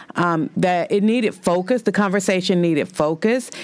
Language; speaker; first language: English; native; English